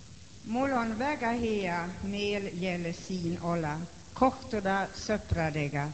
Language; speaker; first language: Estonian; non-native, learner; Swedish